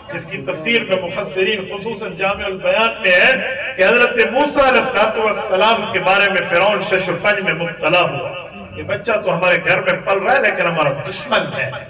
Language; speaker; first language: Urdu; non-native, local second language; Saraiki